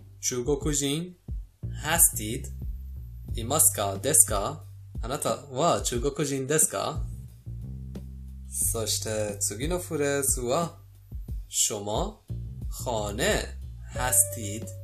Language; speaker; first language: Japanese; non-native, fluent; Persian